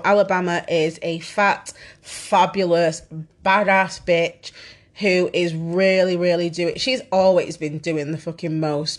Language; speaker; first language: English; native; English